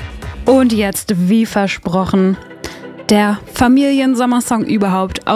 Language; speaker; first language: German; native; German